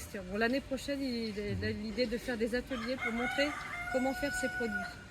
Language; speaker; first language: French; native; French